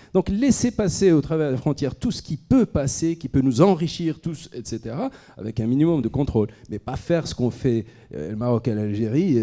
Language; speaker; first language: French; non-native, local second language; Arabic